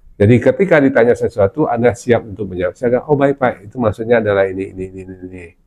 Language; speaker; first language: Indonesian; non-native, local second language; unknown